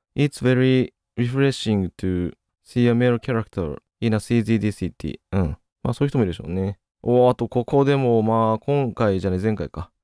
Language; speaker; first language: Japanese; native; Japanese